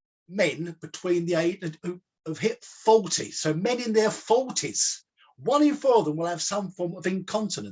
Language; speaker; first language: English; native; English